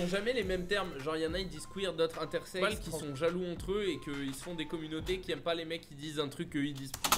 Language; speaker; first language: French; native; French